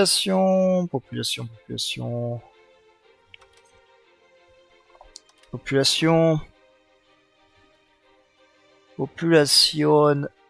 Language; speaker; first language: French; native; French